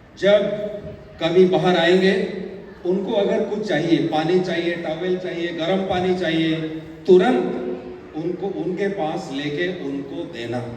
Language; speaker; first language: Hindi; non-native, local second language; Odia